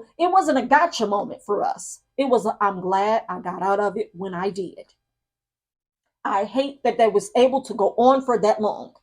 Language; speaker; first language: English; native; English